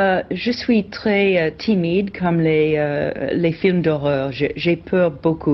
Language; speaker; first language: French; non-native, fluent; English